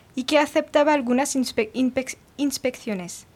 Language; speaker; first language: Spanish; non-native, fluent; French